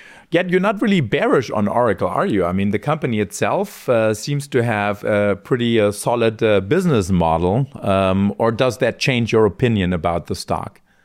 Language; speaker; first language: English; non-native, fluent; German